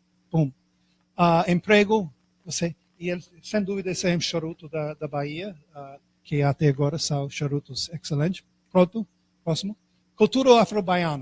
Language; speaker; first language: Portuguese; non-native, fluent; English